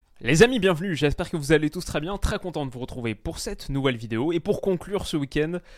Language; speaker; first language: French; native; French